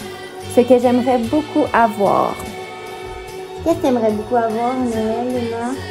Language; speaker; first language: French; native; French